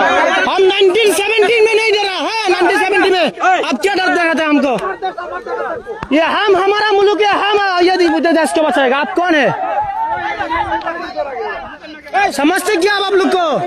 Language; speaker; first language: Hindi; non-native, learner; Bangla